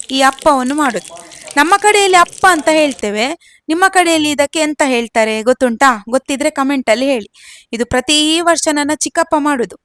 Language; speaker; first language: Kannada; non-native, local second language; Konkani